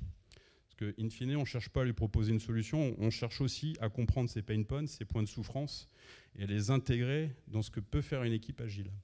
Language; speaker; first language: French; native; French